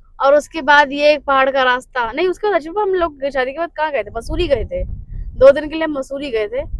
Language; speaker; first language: Hindi; non-native, local second language; Bangla